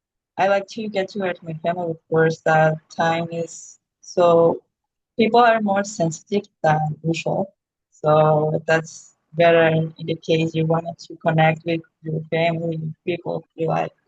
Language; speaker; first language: English; non-native, learner; Spanish